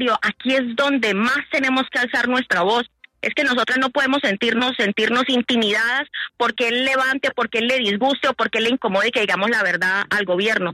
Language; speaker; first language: Spanish; native; Spanish